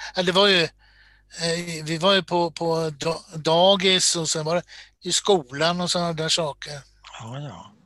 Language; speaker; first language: Swedish; native; Swedish